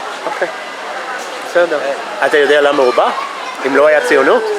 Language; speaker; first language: Hebrew; non-native, fluent; English